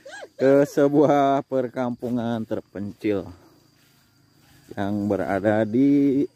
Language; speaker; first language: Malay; non-native, local second language; Sundanese